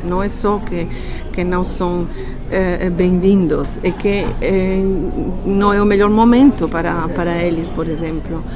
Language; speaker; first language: Portuguese; non-native, fluent; Spanish